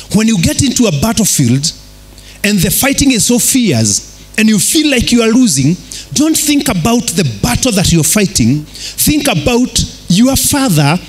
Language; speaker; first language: English; non-native, local second language; Kikuyu